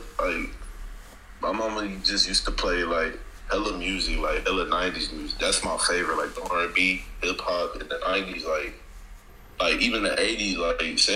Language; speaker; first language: English; native; English